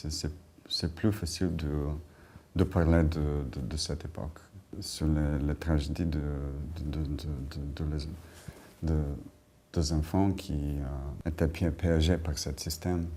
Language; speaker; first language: French; non-native, fluent; Bulgarian